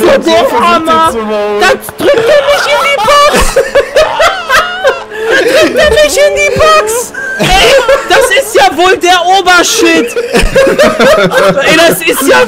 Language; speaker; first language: German; native; German